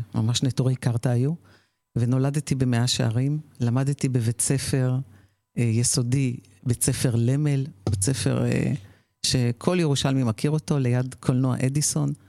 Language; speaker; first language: Hebrew; native; Hebrew